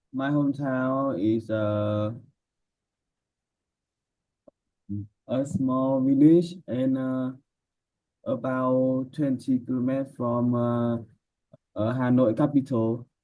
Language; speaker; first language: English; non-native, learner; Vietnamese